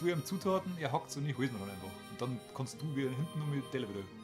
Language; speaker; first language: German; native; German